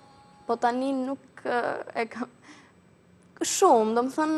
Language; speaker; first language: Albanian; early bilingual, heritage; Albanian